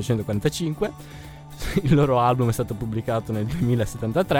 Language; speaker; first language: Italian; native; Italian